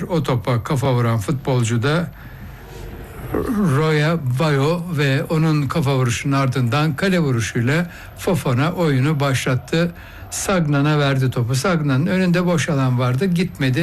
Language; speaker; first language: Turkish; native; Turkish